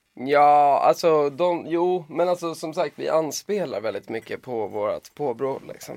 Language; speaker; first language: Swedish; native; Swedish